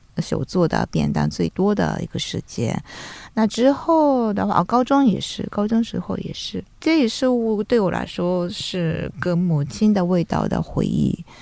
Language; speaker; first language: Chinese; non-native, fluent; Japanese